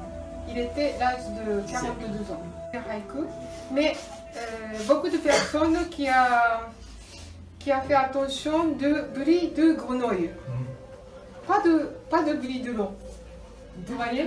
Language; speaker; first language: French; non-native, learner; Japanese